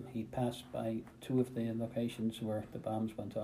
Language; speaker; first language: English; native; English